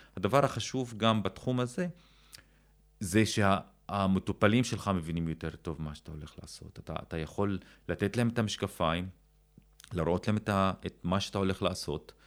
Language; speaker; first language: Hebrew; non-native, local second language; Arabic